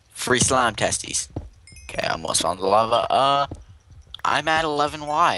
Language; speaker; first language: English; native; English